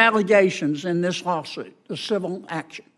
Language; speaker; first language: English; native; English